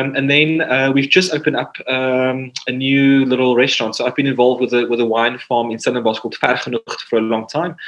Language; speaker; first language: English; non-native, local second language; Afrikaans